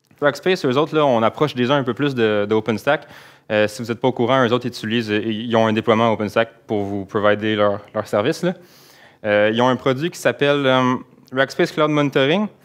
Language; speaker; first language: French; native; French